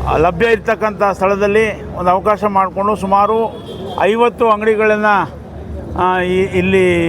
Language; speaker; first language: Kannada; native; Kannada